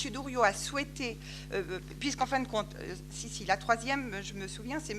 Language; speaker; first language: French; native; French